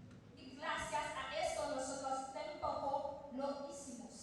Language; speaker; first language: Spanish; non-native, learner; French